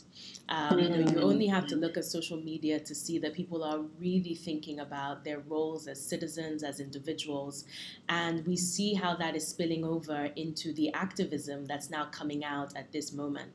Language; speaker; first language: English; native; English